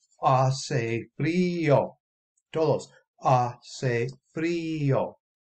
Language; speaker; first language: Spanish; non-native, fluent; English